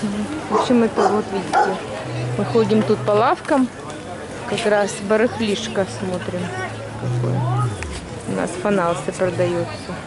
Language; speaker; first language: Russian; native; Russian